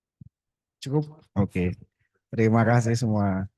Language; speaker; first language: Indonesian; native; Indonesian